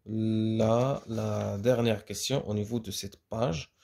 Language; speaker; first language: French; non-native, local second language; Arabic